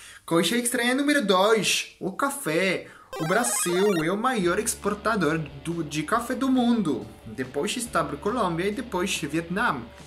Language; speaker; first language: Portuguese; non-native, learner; French